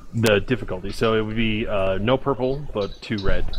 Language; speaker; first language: English; native; English